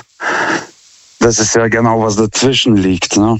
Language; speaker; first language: German; non-native, fluent; Lithuanian